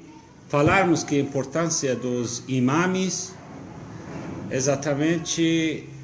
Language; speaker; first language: Portuguese; non-native, fluent; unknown